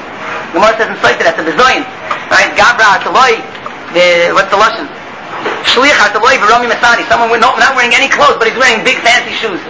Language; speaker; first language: English; native; English